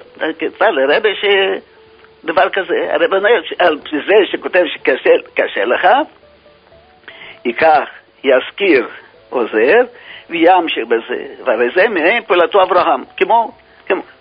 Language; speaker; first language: Hebrew; non-native, fluent; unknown